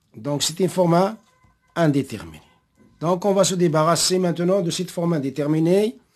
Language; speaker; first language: French; non-native, local second language; Arabic